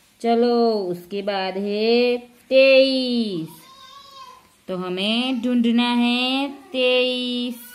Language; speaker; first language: Hindi; non-native, local second language; Gujarati